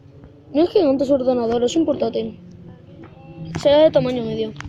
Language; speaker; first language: Spanish; native; Spanish